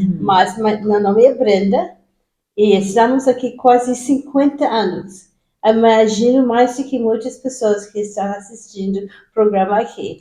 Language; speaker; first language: Portuguese; non-native, fluent; English